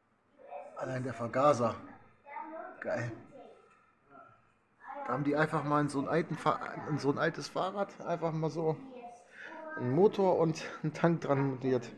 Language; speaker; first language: German; native; German